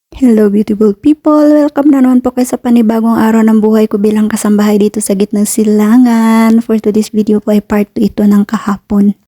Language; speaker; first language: Filipino; non-native, local second language; Cebuano